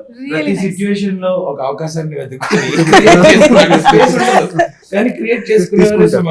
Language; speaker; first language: Telugu; native; Telugu